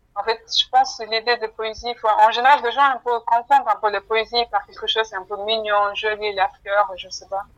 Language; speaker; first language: French; non-native, fluent; Mongolian